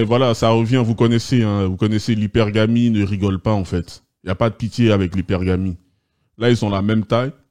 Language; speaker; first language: French; native; French